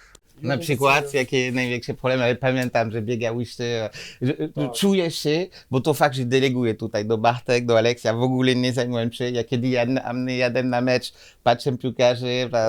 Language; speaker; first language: Polish; non-native, learner; French